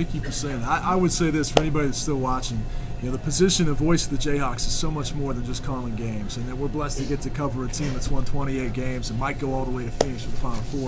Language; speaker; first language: English; native; English